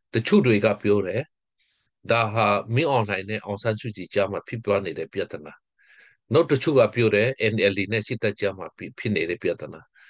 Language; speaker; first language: Burmese; non-native, local second language; Hakha Chin